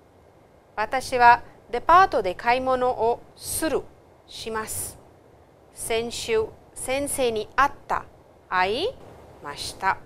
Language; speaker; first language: Japanese; non-native, fluent; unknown